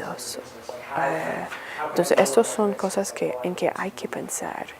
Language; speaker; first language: Spanish; non-native, fluent; English